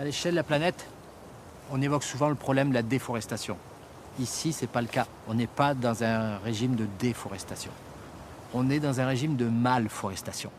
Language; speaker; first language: French; native; French